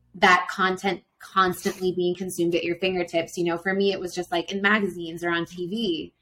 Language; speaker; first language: English; native; English